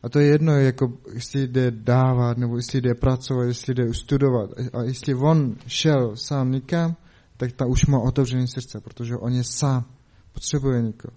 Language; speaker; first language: Czech; non-native, learner; Mongolian